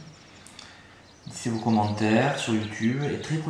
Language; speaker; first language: French; native; French